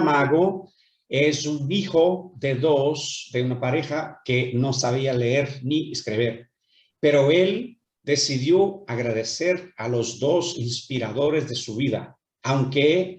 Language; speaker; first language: Spanish; non-native, fluent; Portuguese